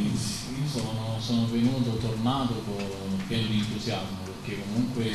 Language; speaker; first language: Italian; native; Italian